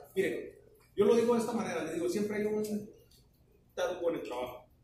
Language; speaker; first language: Spanish; native; Spanish